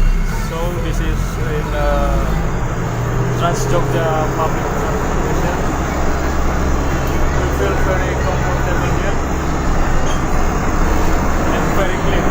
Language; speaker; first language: English; non-native, learner; Indonesian